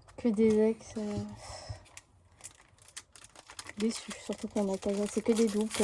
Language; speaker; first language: French; native; French